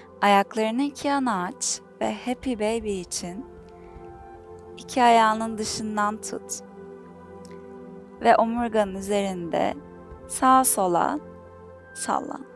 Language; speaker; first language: Turkish; native; Turkish